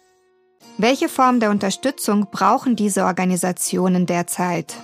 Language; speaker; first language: German; native; German